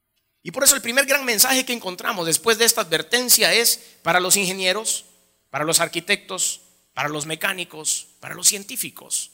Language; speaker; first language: Spanish; native; Spanish